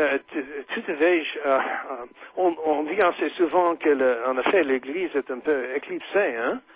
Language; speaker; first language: French; non-native, fluent; English